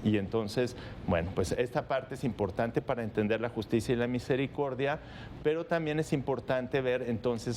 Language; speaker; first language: Spanish; native; Spanish